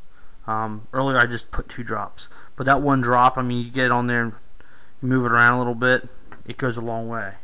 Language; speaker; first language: English; native; English